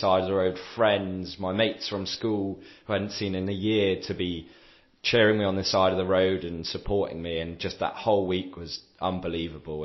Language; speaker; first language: English; native; English